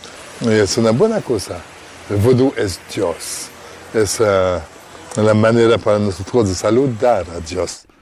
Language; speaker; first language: Spanish; non-native, fluent; Haitian Creole